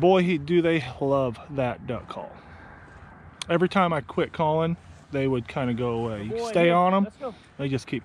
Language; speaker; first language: English; native; English